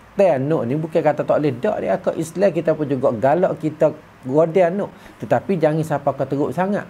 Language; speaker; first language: Malay; native; Malay